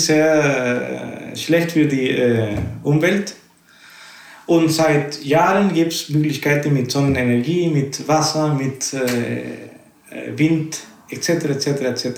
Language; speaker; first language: German; non-native, fluent; Spanish